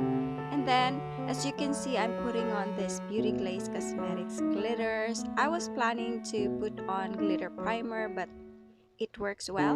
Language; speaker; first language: English; non-native, local second language; Filipino